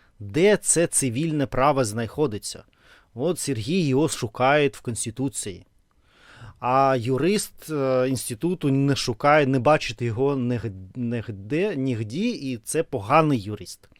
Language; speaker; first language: Ukrainian; non-native, learner; Russian